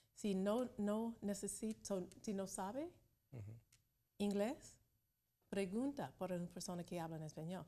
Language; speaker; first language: Spanish; non-native, learner; English